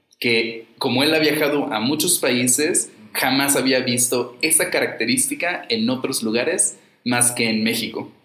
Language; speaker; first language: Spanish; native; Spanish